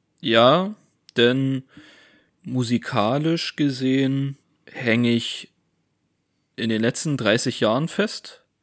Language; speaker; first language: German; native; German